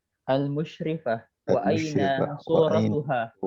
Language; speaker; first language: Arabic; non-native, learner; Indonesian